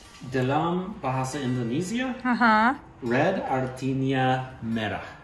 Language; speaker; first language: Indonesian; non-native, learner; English